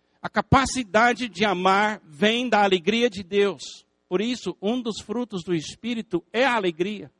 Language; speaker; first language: Portuguese; non-native, fluent; English